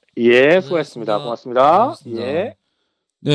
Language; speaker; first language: Korean; native; Korean